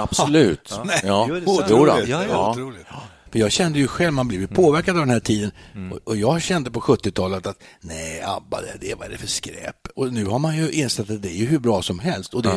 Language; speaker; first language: Swedish; native; Swedish